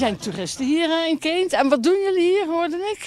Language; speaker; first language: Dutch; native; Dutch